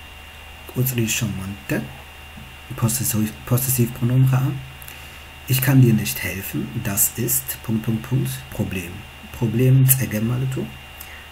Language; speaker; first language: German; non-native, fluent; Tigrinya